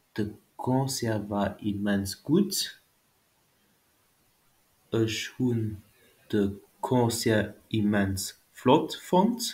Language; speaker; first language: German; non-native, local second language; Luxembourgish